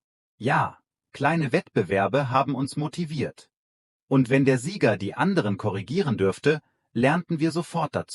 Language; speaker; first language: German; non-native, fluent; Vietnamese